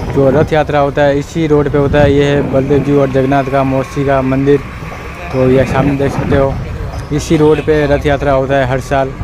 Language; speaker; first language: Hindi; non-native, local second language; Odia